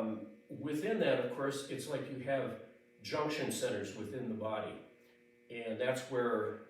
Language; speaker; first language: English; native; English